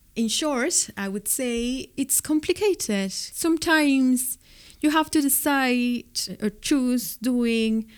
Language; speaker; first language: English; non-native, fluent; Spanish